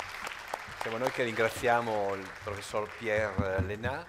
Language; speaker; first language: Italian; native; Italian